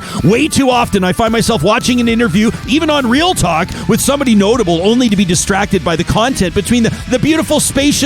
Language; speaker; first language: English; native; English